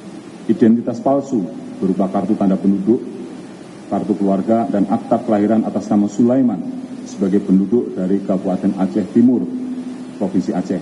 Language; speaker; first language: Indonesian; native; Indonesian